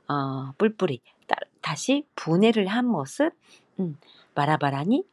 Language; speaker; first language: Korean; non-native, fluent; Japanese